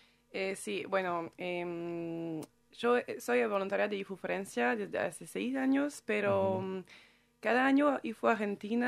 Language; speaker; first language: Spanish; non-native, fluent; French